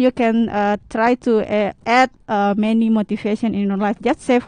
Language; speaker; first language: English; non-native, learner; Indonesian